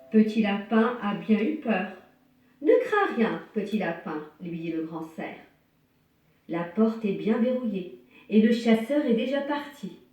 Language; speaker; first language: French; native; French